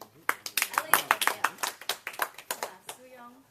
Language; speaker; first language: Chinese; non-native, learner; English